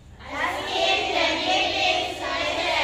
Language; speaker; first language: English; non-native, learner; Indonesian